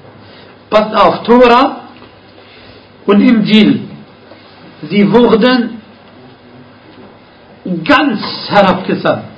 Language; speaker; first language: German; non-native, fluent; Arabic